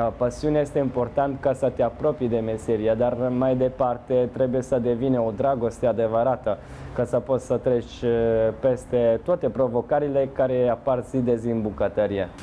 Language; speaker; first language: Romanian; non-native, fluent; Italian